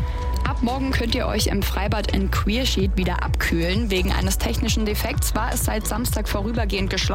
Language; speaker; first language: German; native; German